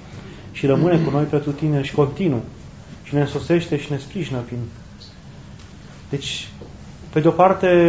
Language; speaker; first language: Romanian; native; Romanian